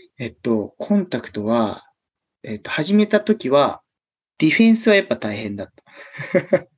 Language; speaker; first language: Japanese; native; Japanese